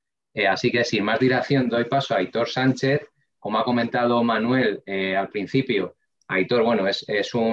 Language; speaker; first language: Spanish; native; Spanish